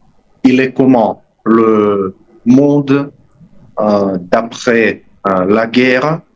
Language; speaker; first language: French; non-native, fluent; Russian